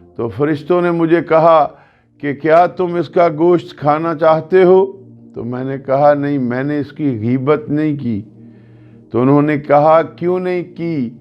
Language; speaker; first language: Urdu; non-native, local second language; Punjabi